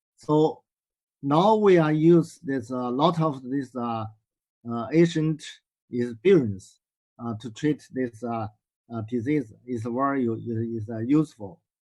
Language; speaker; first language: English; non-native, learner; Chinese